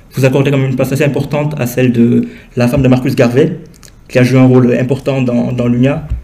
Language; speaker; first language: French; non-native, local second language; Wolof